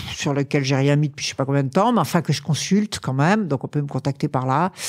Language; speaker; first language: French; native; French